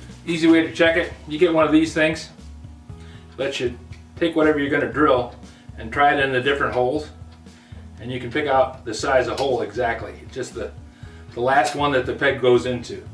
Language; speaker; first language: English; native; English